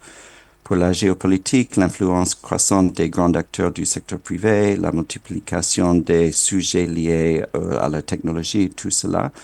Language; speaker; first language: French; non-native, fluent; English